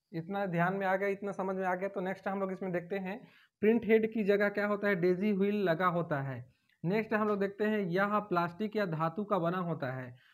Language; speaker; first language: Hindi; native; Hindi